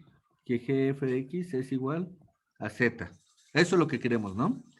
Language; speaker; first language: Spanish; native; Spanish